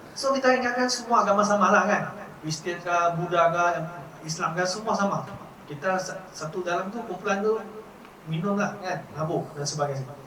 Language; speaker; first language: Malay; non-native, local second language; Chinese